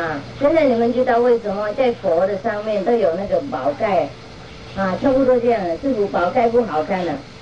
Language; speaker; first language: Chinese; non-native, fluent; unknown